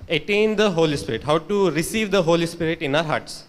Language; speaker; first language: English; non-native, local second language; Kannada